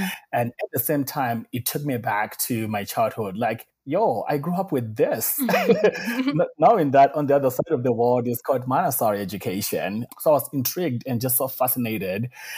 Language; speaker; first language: English; non-native, local second language; Shona